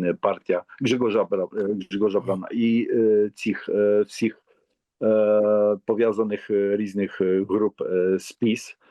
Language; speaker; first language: Polish; non-native, learner; Ukrainian